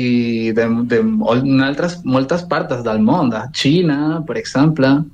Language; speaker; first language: Catalan; non-native, learner; Spanish